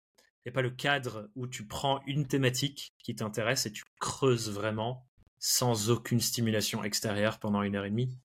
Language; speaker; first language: French; early bilingual, other home language; English